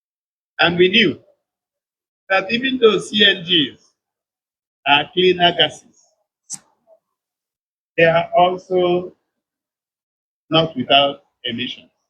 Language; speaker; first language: English; non-native, local second language; Igbo